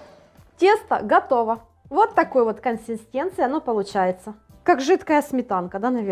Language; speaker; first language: Russian; native; Russian